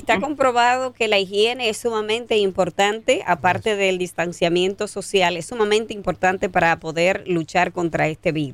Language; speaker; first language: Spanish; native; Spanish